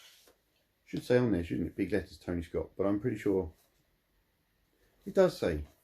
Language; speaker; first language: English; native; English